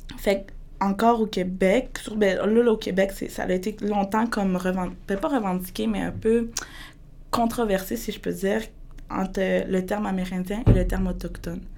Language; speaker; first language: French; early bilingual, other home language; Spanish